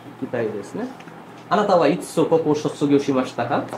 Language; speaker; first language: Japanese; non-native, fluent; Bangla